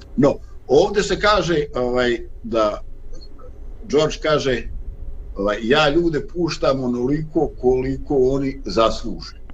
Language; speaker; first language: Bosnian; native; Bosnian